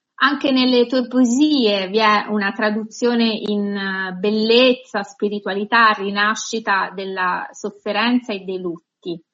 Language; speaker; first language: Italian; native; Italian